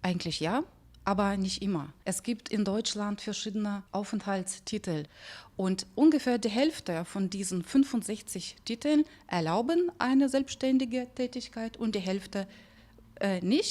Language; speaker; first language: German; non-native, fluent; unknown